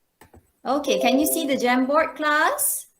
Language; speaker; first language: English; non-native, local second language; Malay